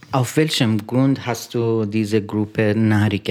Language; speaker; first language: German; non-native, learner; Persian